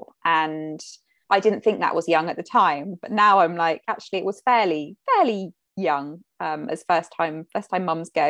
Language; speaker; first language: English; native; English